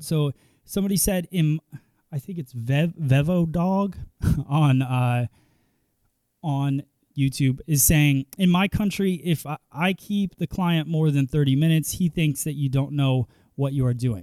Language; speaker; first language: English; native; English